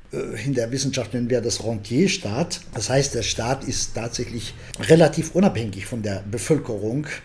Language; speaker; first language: German; non-native, fluent; Arabic